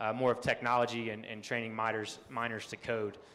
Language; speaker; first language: English; native; English